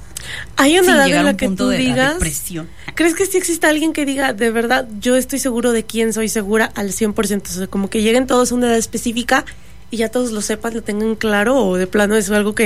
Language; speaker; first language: Spanish; native; Spanish